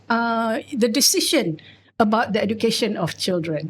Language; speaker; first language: English; non-native, local second language; Malay